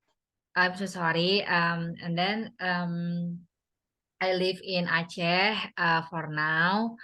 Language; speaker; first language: English; non-native, learner; Indonesian